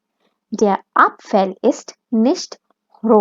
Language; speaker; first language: German; non-native, fluent; Hindi